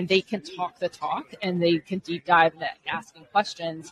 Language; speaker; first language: English; native; English